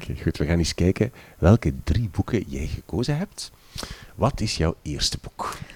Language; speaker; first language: Dutch; native; Dutch